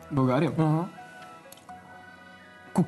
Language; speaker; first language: Bulgarian; early bilingual, other home language; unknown